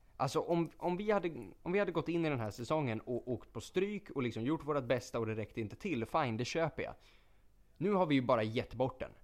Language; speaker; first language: Swedish; native; Swedish